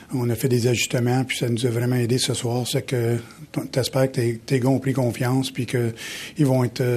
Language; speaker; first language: French; native; French